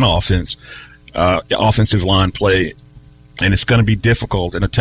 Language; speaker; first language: English; native; English